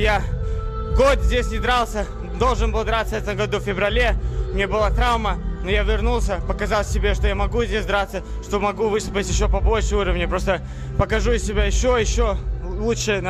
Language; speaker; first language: Russian; non-native, local second language; Latvian